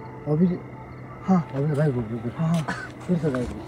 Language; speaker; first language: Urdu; non-native, local second language; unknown